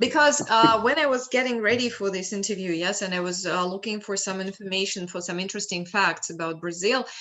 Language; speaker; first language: English; non-native, fluent; Russian